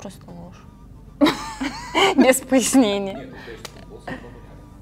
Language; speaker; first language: Russian; native; Russian